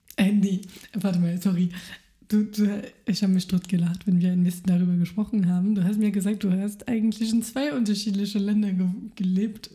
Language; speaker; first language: German; non-native, fluent; French